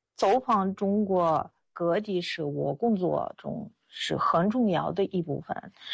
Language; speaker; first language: Chinese; non-native, fluent; Russian